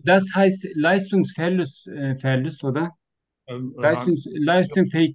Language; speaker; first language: German; non-native, learner; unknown